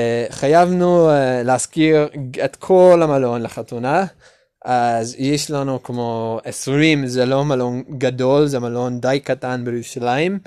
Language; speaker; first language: Hebrew; non-native, learner; English